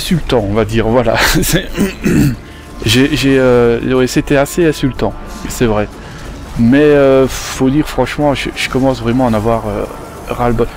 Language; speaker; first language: French; native; French